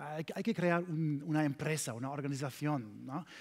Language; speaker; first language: Spanish; non-native, learner; German